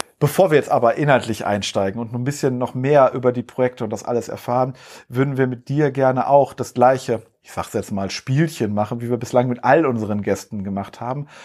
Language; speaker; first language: German; native; German